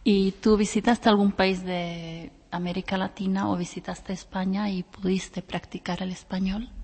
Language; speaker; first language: Spanish; non-native, fluent; Czech